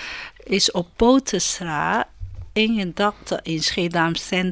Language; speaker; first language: Dutch; non-native, learner; Chinese